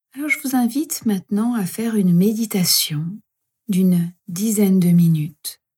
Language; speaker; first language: French; native; French